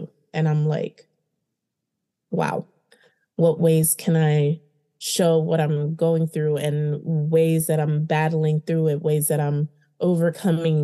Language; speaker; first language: English; early bilingual, other home language; Haitian Creole